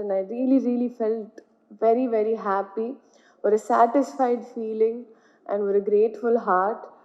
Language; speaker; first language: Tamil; non-native, fluent; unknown